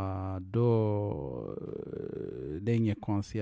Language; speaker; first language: Swedish; non-native, fluent; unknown